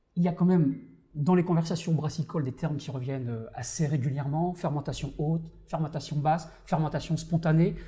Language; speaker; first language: French; native; French